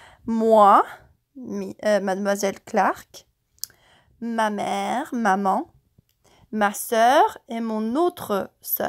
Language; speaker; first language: French; non-native, fluent; English